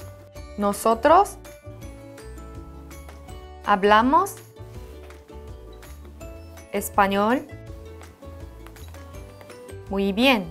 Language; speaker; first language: Spanish; non-native, fluent; Korean